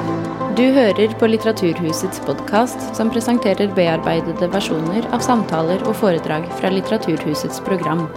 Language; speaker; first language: Norwegian; native; Norwegian